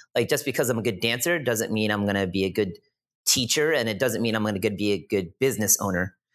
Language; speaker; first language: English; native; English